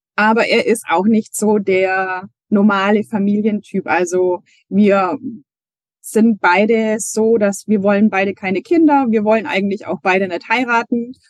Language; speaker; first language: German; native; German